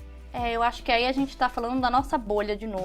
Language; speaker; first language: Portuguese; native; Portuguese